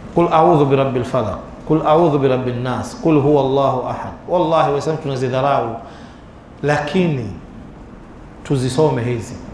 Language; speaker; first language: Swahili; native; Swahili